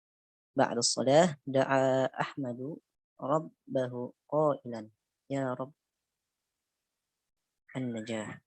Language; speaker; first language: Arabic; non-native, learner; Indonesian